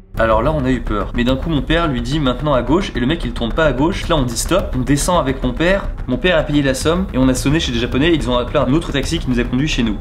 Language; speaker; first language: French; native; French